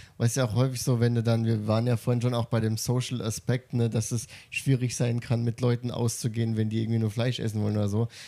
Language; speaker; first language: German; native; German